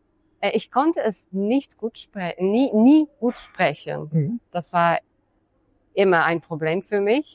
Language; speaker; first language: German; non-native, fluent; Polish